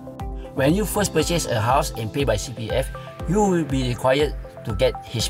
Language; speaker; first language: English; non-native, local second language; Malay